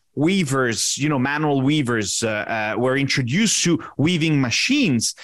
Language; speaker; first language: English; non-native, fluent; Italian